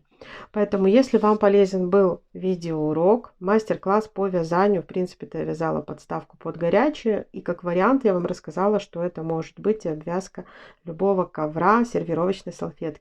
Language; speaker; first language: Russian; native; Russian